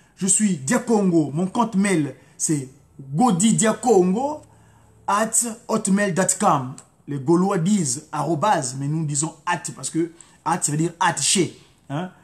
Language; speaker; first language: French; non-native, local second language; Lingala